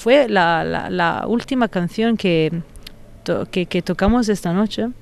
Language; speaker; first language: Spanish; non-native, fluent; Italian